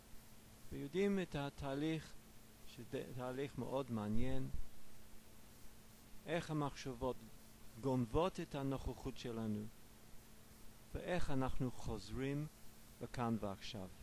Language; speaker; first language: Hebrew; non-native, fluent; English